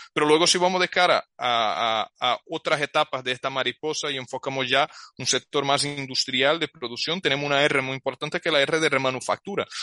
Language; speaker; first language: Spanish; non-native, fluent; Portuguese